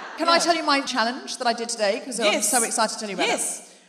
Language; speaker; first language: English; native; English